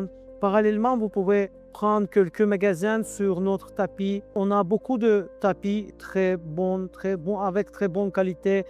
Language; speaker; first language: French; non-native, learner; Azerbaijani